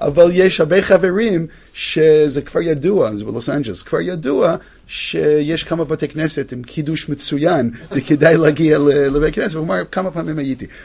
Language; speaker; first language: Hebrew; non-native, fluent; English